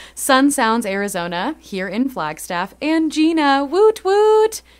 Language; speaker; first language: English; native; English